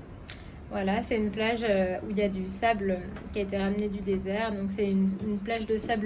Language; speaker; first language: French; native; French